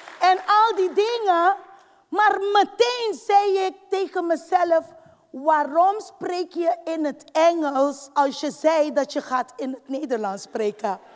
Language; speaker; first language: Dutch; non-native, fluent; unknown